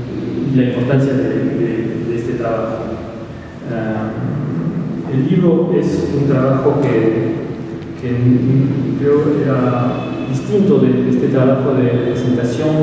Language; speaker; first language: Spanish; non-native, fluent; French